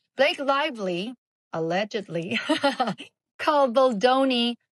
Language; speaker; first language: English; native; English